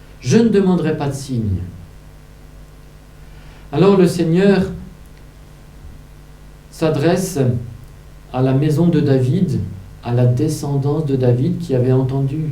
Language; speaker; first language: French; native; French